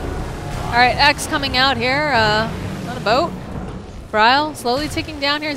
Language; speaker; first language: English; native; English